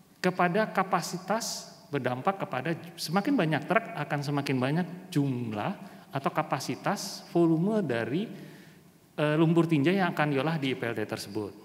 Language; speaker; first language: Indonesian; native; Indonesian